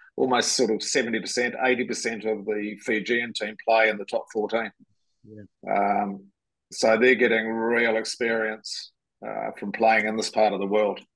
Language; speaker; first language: English; native; English